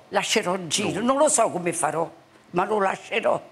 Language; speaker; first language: Italian; native; Italian